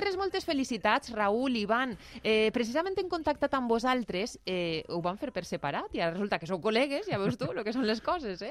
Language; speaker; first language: Catalan; native; Catalan